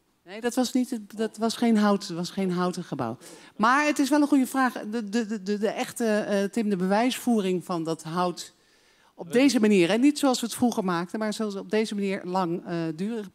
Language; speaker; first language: Dutch; native; Dutch